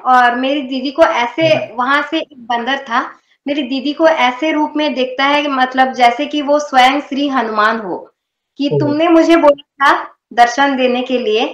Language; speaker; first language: Hindi; non-native, local second language; Odia